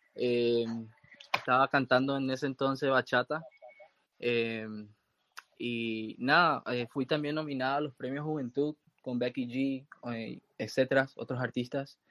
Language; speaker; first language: Spanish; early bilingual, heritage; Spanish